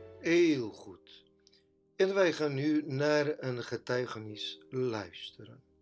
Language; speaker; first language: Dutch; non-native, fluent; Portuguese